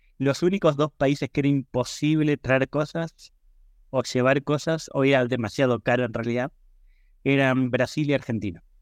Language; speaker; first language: Spanish; native; Spanish